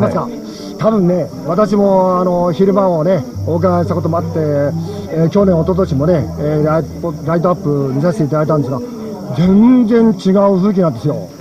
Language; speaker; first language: Japanese; native; Japanese